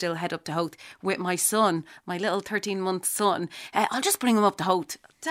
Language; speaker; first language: English; native; English